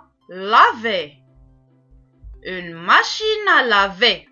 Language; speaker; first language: French; non-native, local second language; Arabic